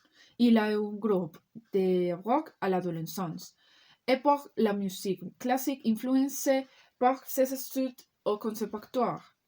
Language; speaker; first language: French; non-native, learner; Spanish